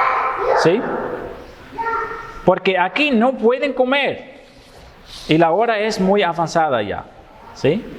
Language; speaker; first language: Spanish; non-native, fluent; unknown